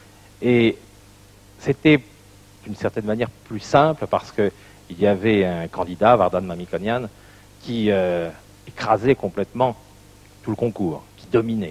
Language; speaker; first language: French; native; French